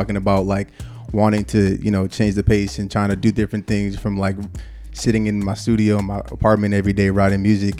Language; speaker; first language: English; native; English